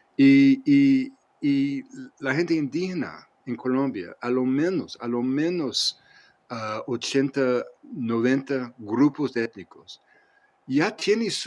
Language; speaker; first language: Spanish; non-native, fluent; English